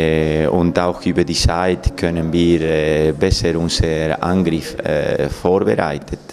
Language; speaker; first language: German; non-native, fluent; Spanish